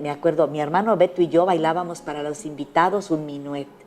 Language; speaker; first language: Spanish; early bilingual, other home language; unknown